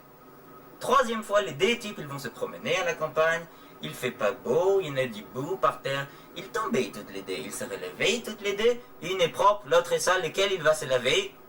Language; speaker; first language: French; native; French